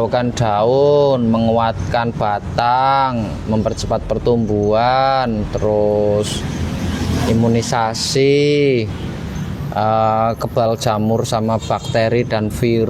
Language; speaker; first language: Indonesian; native; Indonesian